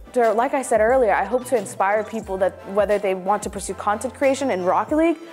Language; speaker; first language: English; native; English